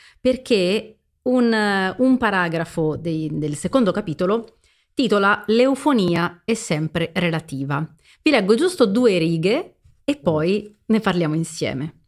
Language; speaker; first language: Italian; native; Italian